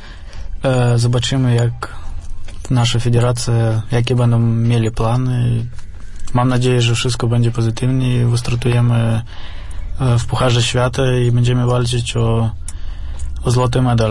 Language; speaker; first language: Polish; non-native, fluent; Russian